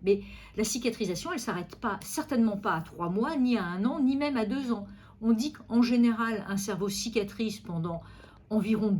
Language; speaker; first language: French; native; French